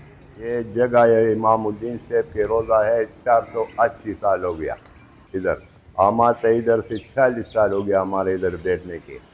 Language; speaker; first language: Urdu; non-native, local second language; Pashto